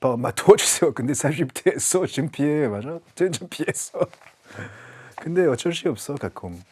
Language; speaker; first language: Korean; non-native, learner; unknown